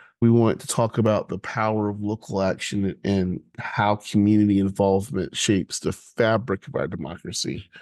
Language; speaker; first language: English; native; English